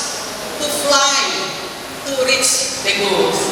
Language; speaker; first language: English; non-native, fluent; Indonesian